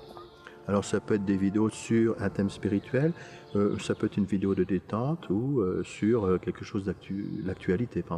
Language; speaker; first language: French; native; French